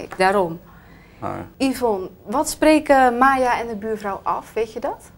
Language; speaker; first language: Dutch; native; Dutch